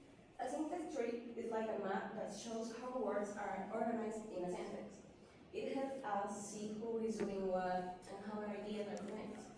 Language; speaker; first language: English; non-native, learner; Spanish